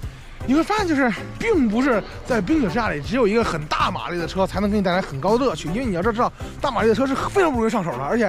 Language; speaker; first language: Chinese; native; Chinese